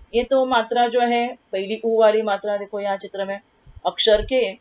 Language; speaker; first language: Hindi; non-native, local second language; Marathi